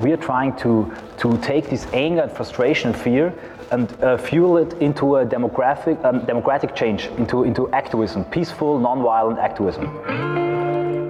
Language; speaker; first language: English; non-native, fluent; German